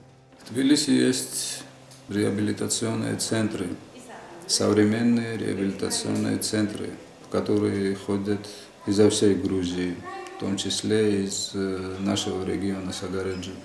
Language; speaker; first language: Russian; non-native, fluent; Georgian